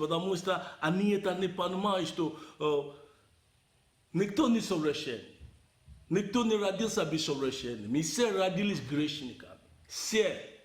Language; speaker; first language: Russian; non-native, learner; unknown